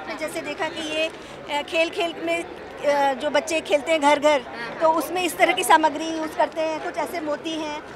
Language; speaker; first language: Hindi; native; Hindi